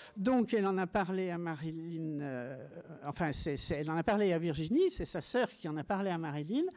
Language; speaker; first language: French; native; French